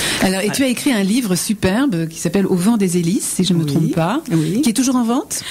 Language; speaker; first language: French; native; French